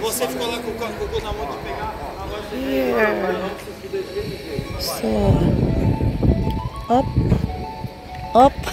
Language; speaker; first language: English; non-native, local second language; Filipino